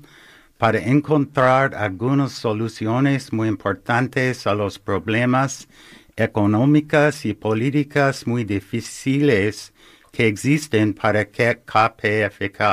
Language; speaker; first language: Spanish; non-native, learner; English